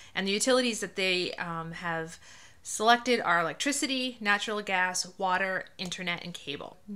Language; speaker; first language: English; native; English